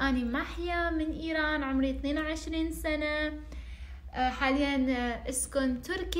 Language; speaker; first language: Arabic; non-native, fluent; Persian